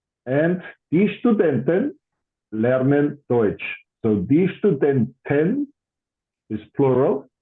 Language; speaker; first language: German; non-native, fluent; English